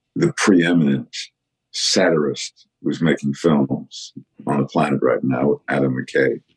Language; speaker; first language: English; native; English